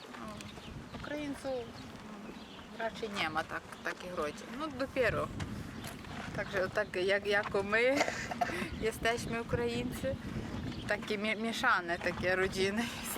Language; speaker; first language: Polish; early bilingual, heritage; Polish